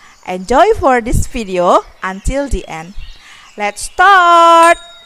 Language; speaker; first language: English; non-native, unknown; Indonesian